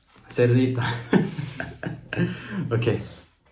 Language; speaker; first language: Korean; non-native, learner; Spanish